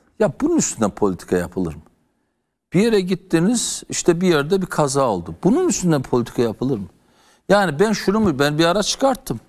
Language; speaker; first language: Turkish; native; Turkish